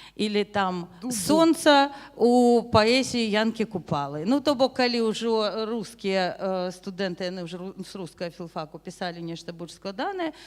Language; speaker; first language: Belarusian; non-native, local second language; Russian